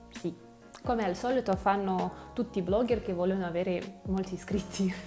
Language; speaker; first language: Italian; non-native, fluent; Russian